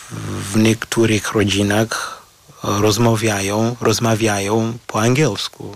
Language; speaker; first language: Polish; non-native, fluent; Shona